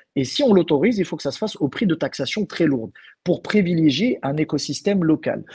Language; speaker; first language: French; non-native, local second language; Arabic